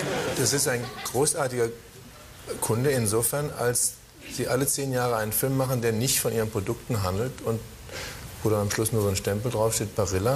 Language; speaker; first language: German; native; German